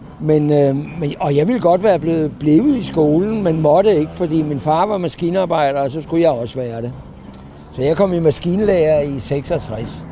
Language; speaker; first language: Danish; native; Danish